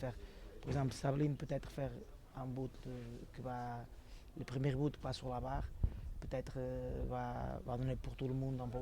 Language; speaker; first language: French; non-native, fluent; Portuguese